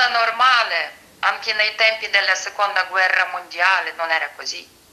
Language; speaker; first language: Italian; non-native, fluent; Ukrainian